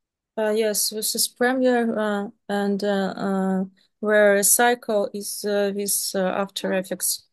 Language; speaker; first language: English; non-native, learner; Serbian